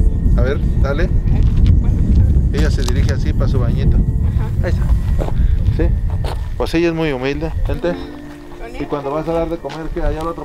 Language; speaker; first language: Spanish; native; Spanish